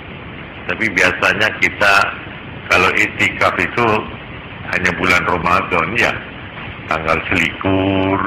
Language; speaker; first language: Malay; non-native, local second language; Javanese